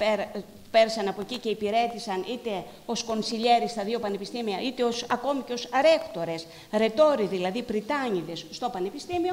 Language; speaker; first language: Greek; native; Greek